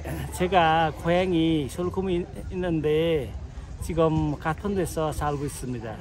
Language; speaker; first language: Korean; non-native, fluent; Nepali